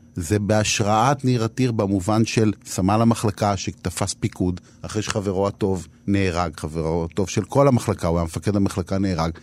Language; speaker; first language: Hebrew; native; Hebrew